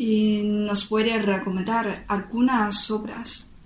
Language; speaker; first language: Spanish; non-native, learner; Chinese